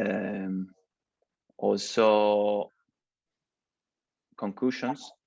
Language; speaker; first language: English; non-native, learner; Spanish